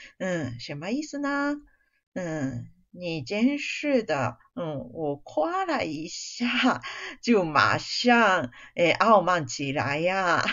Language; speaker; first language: Chinese; non-native, fluent; Japanese